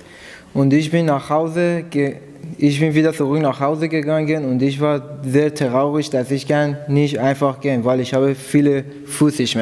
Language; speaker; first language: German; non-native, learner; Persian